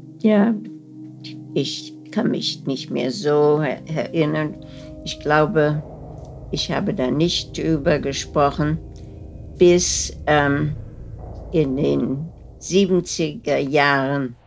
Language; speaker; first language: German; early bilingual, heritage; German